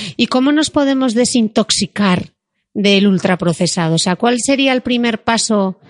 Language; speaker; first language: Spanish; native; Spanish